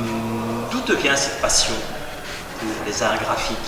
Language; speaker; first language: French; native; French